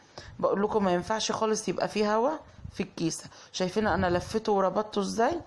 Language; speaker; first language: Arabic; native; Arabic